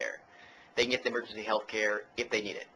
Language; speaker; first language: English; native; English